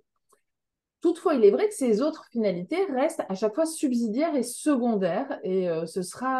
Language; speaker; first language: French; native; French